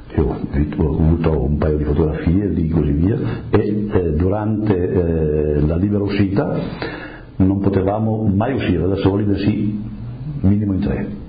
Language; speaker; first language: Italian; native; Italian